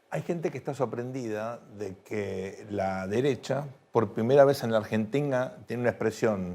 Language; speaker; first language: Spanish; native; Spanish